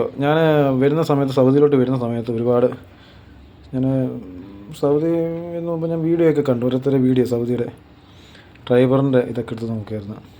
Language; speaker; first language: Malayalam; native; Malayalam